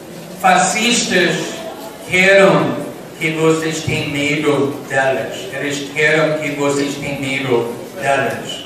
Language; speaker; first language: Portuguese; non-native, fluent; English